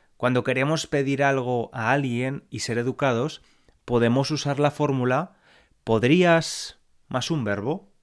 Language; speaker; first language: Spanish; native; Spanish